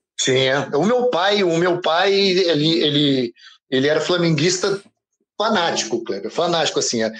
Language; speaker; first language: Portuguese; native; Portuguese